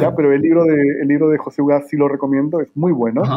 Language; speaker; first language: Spanish; native; Spanish